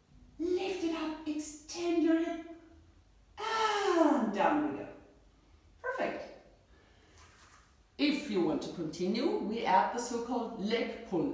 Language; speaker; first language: English; non-native, fluent; German